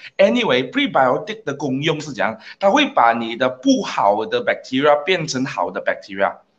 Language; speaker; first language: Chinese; non-native, local second language; English